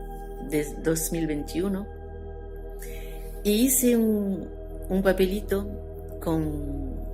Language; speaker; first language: Spanish; non-native, fluent; French